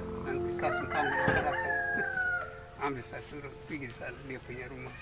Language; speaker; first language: Indonesian; non-native, local second language; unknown